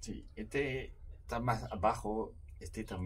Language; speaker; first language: Spanish; non-native, learner; French